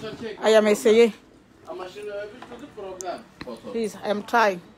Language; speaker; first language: English; non-native, learner; French